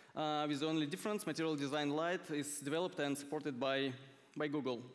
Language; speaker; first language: English; non-native, fluent; Russian